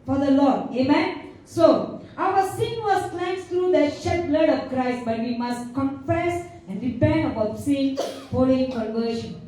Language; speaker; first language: English; non-native, local second language; Tamil